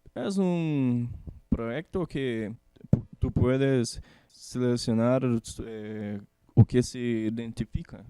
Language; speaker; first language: Spanish; non-native, learner; Portuguese